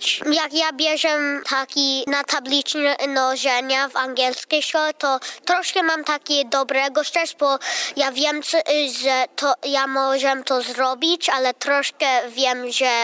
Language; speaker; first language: Polish; early bilingual, heritage; Polish